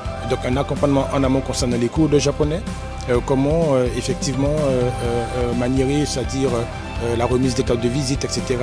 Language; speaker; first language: French; native; French